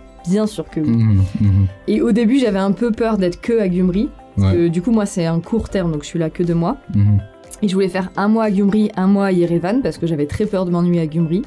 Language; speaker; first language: French; native; French